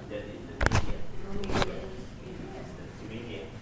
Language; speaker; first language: English; non-native, learner; Indonesian